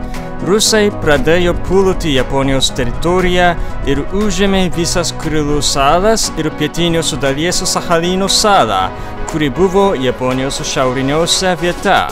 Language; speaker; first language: Lithuanian; non-native, fluent; Japanese